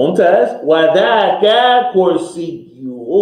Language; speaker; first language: Arabic; non-native, fluent; English